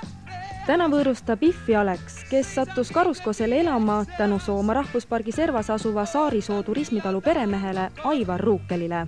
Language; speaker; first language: Estonian; native; Estonian